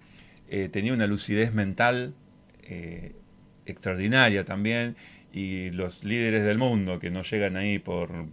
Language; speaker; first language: Spanish; native; Spanish